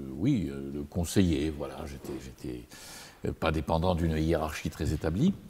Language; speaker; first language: French; native; French